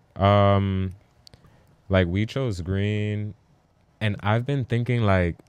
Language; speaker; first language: English; native; English